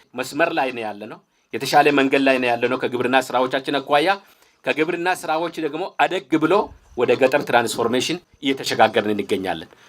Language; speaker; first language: Amharic; native; Amharic